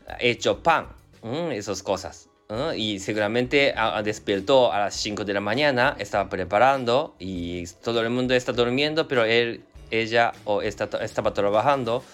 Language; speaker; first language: Spanish; non-native, learner; Japanese